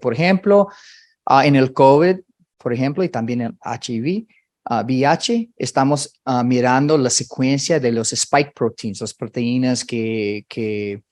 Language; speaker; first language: Spanish; non-native, fluent; English